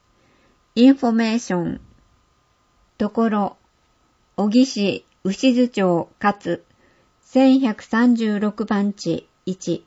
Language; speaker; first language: Japanese; native; Japanese